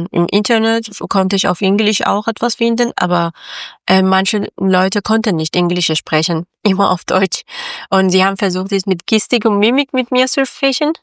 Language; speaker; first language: German; non-native, learner; Persian